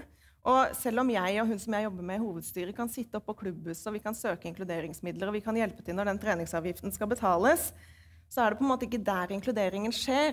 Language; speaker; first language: Norwegian; native; Norwegian